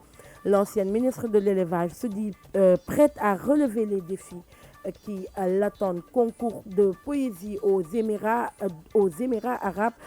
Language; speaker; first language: French; non-native, local second language; Wolof